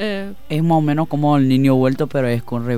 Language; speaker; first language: Spanish; non-native, learner; Arabic